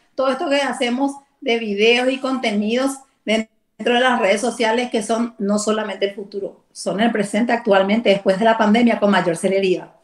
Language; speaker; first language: Spanish; native; Spanish